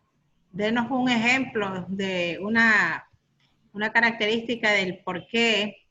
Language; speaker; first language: Spanish; native; Spanish